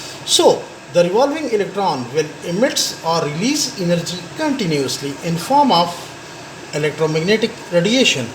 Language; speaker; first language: English; non-native, local second language; Pashto